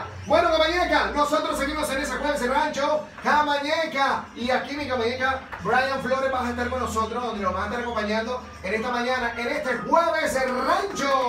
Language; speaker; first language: Spanish; native; Spanish